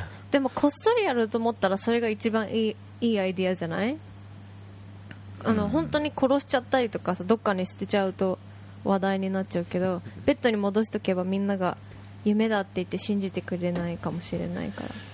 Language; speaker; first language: Japanese; native; Japanese